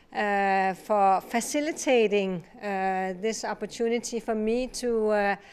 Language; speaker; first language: English; non-native, fluent; Kalaallisut